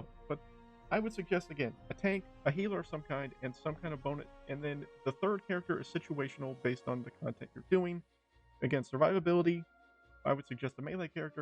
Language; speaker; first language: English; native; English